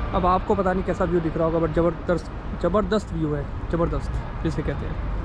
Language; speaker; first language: Hindi; native; Hindi